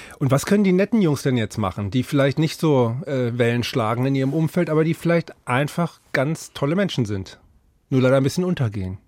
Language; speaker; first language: German; native; German